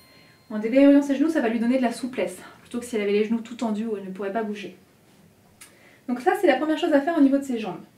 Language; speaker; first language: French; native; French